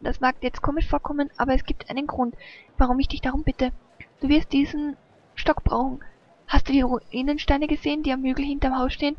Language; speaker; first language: German; native; German